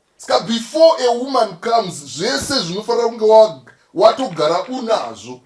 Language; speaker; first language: Shona; native; Shona